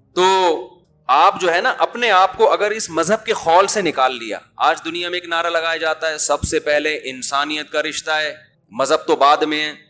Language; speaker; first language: Urdu; native; Urdu